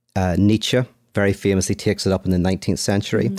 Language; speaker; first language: English; native; English